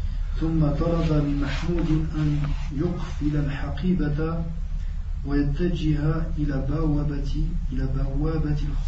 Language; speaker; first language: Arabic; non-native, learner; French